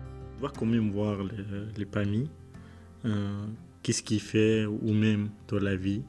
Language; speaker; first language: French; non-native, learner; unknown